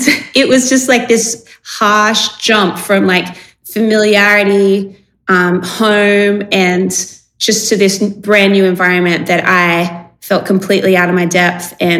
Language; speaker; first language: English; native; English